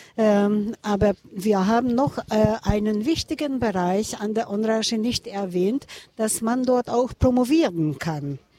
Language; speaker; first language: German; non-native, fluent; Hungarian